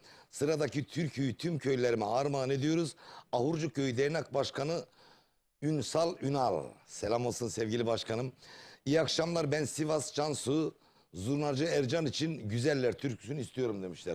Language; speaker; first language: Turkish; native; Turkish